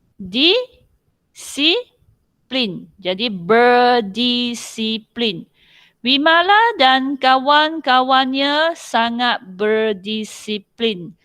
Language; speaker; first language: Malay; non-native, local second language; Chinese